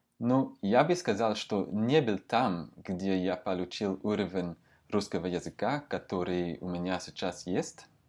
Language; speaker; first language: Russian; non-native, fluent; Swiss German